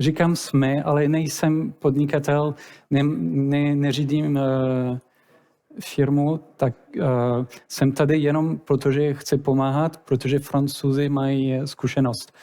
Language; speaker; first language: Czech; non-native, learner; French